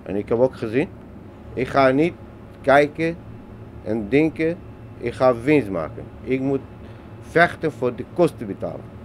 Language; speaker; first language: Dutch; non-native, learner; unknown